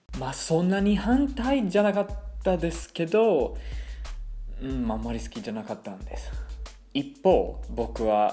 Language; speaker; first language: Japanese; non-native, fluent; English